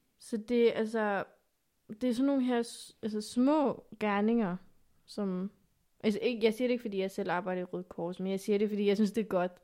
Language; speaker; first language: Danish; early bilingual, other home language; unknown